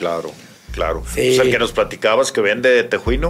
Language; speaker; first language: Spanish; native; Spanish